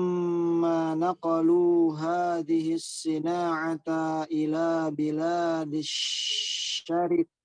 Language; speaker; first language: Arabic; non-native, learner; Indonesian